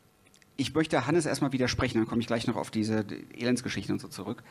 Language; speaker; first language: German; native; German